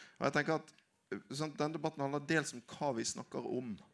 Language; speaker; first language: Norwegian; native; Norwegian